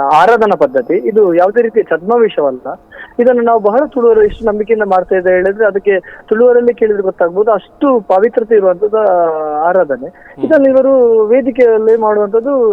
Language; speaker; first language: Kannada; non-native, local second language; Tulu